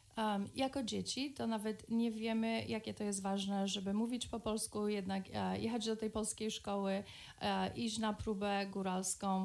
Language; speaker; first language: Polish; early bilingual, other home language; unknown